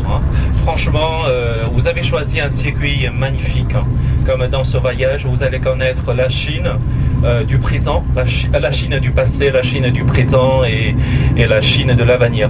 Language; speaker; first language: French; non-native, fluent; Chinese